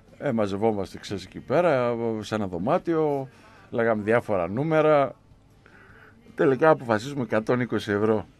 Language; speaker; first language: Greek; native; Greek